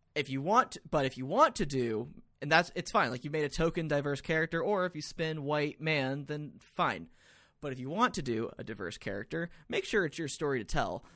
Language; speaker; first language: English; native; English